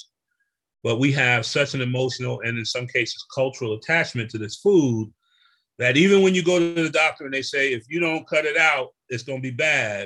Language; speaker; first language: English; native; English